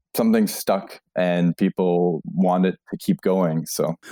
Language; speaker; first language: English; native; English